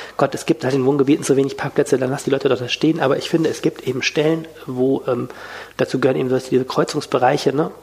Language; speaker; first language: German; native; German